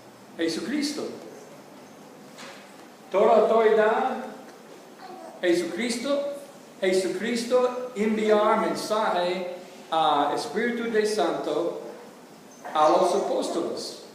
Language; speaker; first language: Spanish; non-native, learner; English